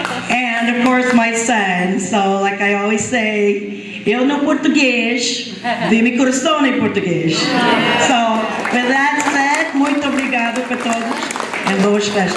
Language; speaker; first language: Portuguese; early bilingual, heritage; English